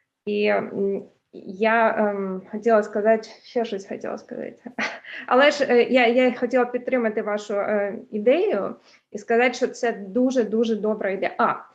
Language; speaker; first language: Ukrainian; early bilingual, heritage; Ukrainian